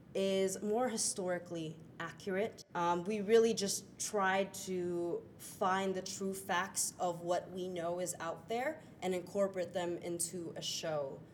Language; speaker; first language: English; native; English